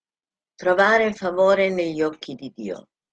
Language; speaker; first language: Italian; non-native, fluent; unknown